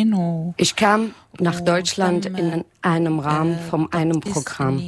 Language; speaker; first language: German; non-native, learner; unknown